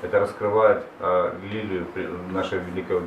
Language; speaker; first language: Russian; native; Russian